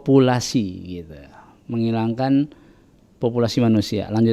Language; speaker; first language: Indonesian; native; Indonesian